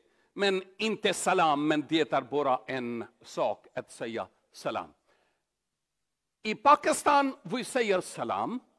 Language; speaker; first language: Swedish; non-native, learner; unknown